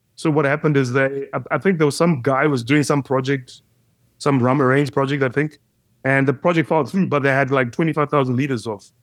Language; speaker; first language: English; non-native, local second language; Shona